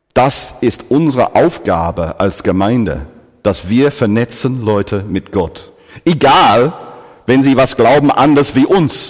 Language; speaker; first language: German; non-native, fluent; English